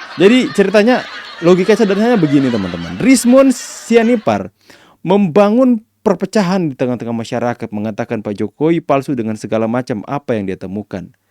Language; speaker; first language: Indonesian; native; Indonesian